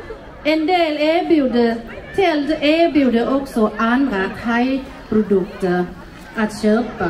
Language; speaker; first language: Swedish; non-native, fluent; Thai